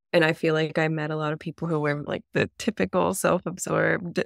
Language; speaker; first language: English; native; English